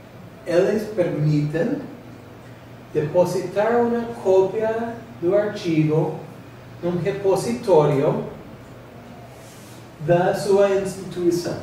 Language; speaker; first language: Portuguese; non-native, learner; English